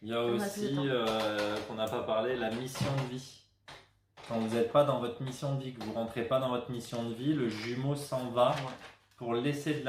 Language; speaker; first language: French; native; French